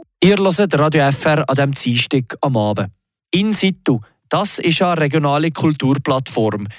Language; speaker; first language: German; native; German